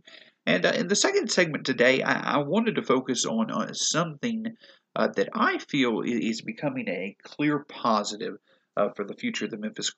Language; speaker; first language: English; native; English